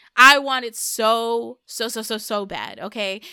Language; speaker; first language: English; early bilingual, other home language; Spanish